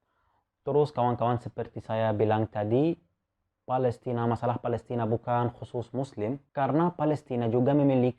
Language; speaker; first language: Indonesian; non-native, fluent; Arabic